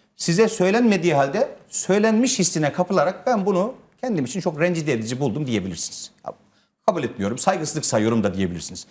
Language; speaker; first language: Turkish; native; Turkish